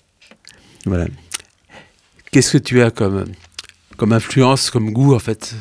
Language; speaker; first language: French; native; French